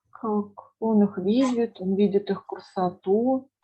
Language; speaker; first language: Russian; native; Russian